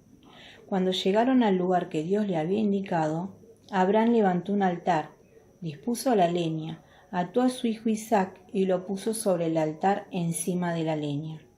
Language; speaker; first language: Spanish; native; Spanish